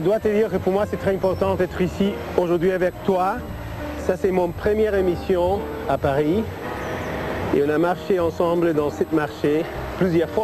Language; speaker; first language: French; non-native, fluent; Spanish